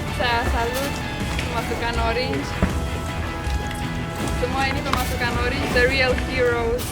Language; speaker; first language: Indonesian; non-native, learner; Romanian